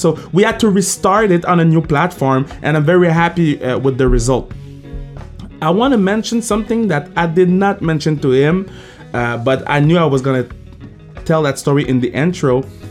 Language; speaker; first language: English; non-native, fluent; French